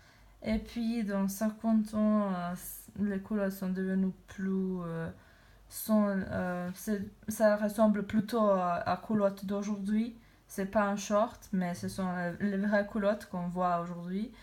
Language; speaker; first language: French; non-native, learner; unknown